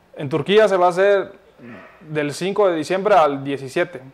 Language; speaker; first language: Spanish; native; Spanish